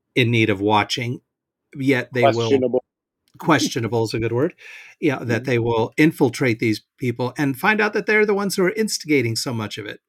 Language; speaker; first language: English; native; English